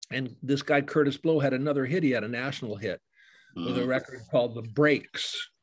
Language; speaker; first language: English; native; English